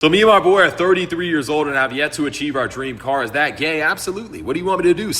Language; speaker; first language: English; native; English